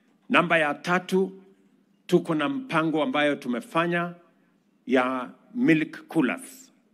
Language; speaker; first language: Swahili; non-native, local second language; Kalenjin